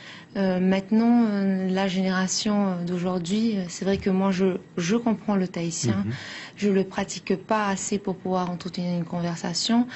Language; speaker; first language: French; native; French